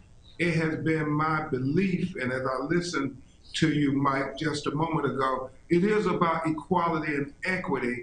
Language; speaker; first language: English; native; English